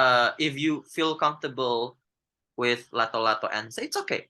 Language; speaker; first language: English; non-native, fluent; Indonesian